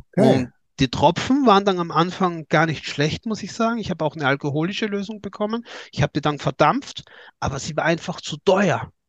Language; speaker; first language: German; native; German